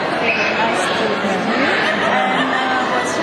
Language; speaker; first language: English; non-native, learner; Indonesian